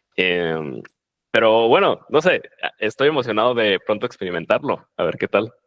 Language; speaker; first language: Spanish; native; Spanish